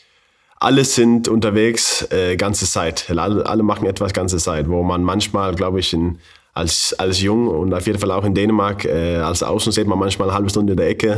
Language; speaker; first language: German; non-native, learner; Faroese